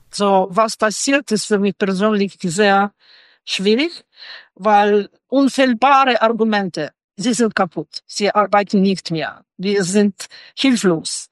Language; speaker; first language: German; non-native, fluent; Russian